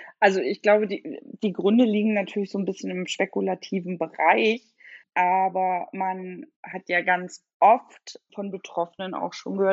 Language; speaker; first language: German; native; German